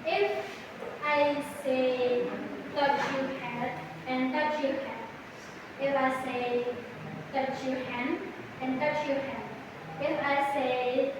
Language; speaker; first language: English; non-native, fluent; Indonesian